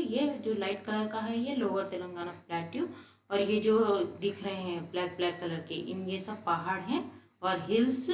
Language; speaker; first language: Hindi; non-native, local second language; Telugu